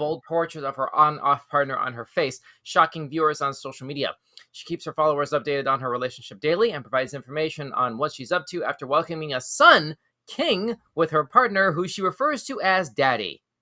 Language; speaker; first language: English; native; English